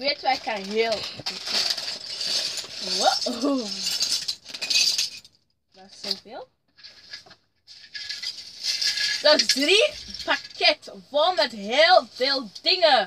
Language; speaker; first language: Dutch; early bilingual, other home language; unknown